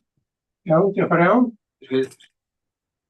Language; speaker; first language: Welsh; native; Welsh